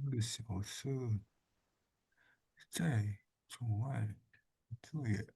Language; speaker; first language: Chinese; non-native, learner; Indonesian